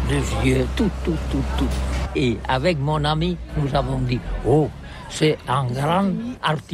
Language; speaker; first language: French; non-native, learner; Catalan